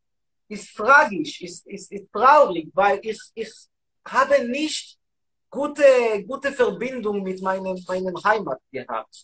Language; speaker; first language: German; non-native, learner; Hebrew